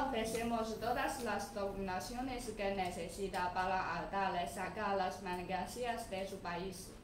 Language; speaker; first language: Spanish; non-native, learner; Chinese